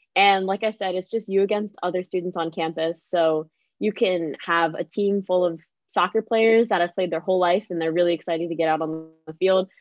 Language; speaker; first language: English; native; English